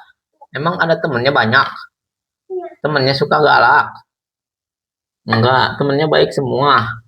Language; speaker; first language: Indonesian; non-native, local second language; Sundanese